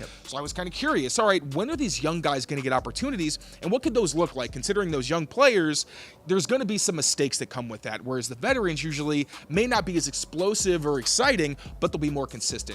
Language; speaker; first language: English; native; English